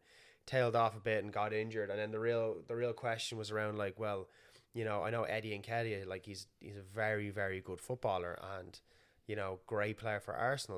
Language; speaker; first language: English; native; English